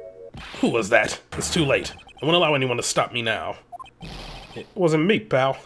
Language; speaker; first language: English; native; English